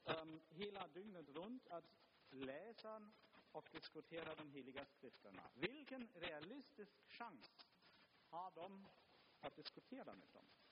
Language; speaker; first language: Swedish; non-native, fluent; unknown